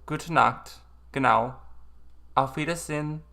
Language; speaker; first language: German; non-native, learner; English